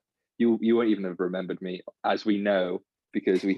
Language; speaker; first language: English; native; English